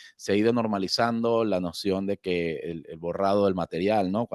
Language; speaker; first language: Spanish; native; Spanish